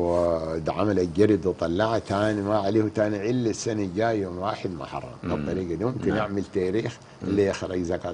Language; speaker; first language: Arabic; native; Arabic